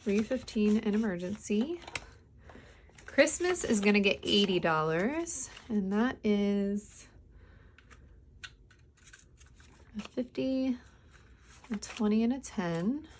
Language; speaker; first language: English; native; English